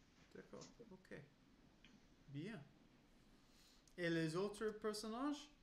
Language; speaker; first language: French; non-native, learner; English